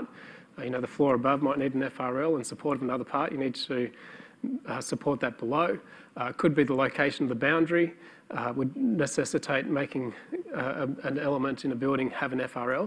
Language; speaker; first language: English; native; English